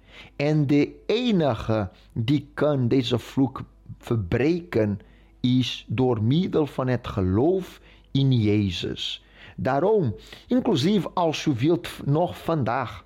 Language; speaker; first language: Dutch; non-native, fluent; Portuguese